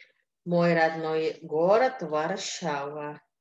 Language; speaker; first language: Russian; non-native, fluent; Indonesian